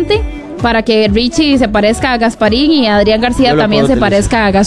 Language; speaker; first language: Spanish; native; Spanish